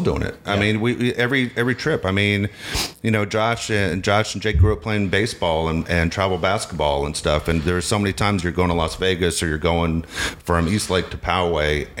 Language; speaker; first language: English; native; English